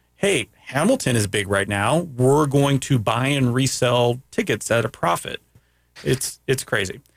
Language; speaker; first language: English; early bilingual, other home language; Greek